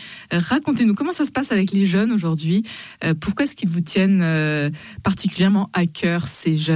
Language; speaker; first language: French; native; French